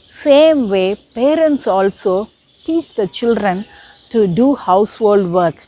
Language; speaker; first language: English; non-native, local second language; Tamil